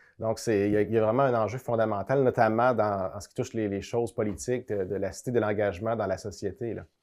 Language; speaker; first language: French; native; French